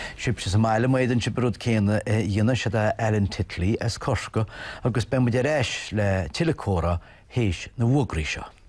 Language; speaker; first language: Irish; native; Irish